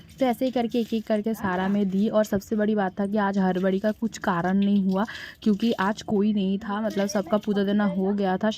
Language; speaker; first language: Hindi; non-native, local second language; Bangla